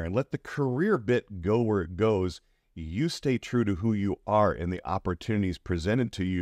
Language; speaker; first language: English; native; English